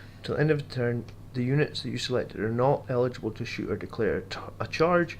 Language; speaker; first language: English; native; English